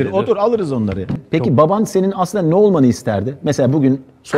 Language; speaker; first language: Turkish; native; Turkish